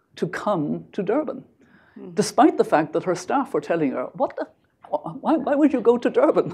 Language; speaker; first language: English; native; English